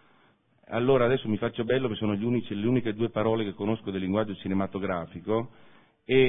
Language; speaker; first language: Italian; native; Italian